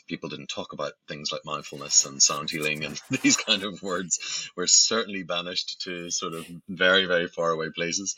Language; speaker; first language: English; native; English